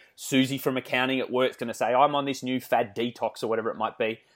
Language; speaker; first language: English; native; English